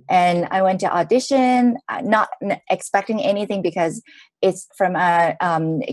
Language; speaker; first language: English; non-native, local second language; Cantonese